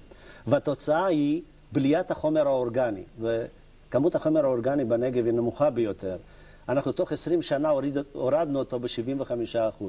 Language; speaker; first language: Hebrew; native; Hebrew